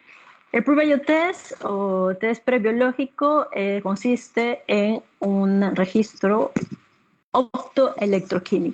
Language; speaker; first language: Spanish; native; Spanish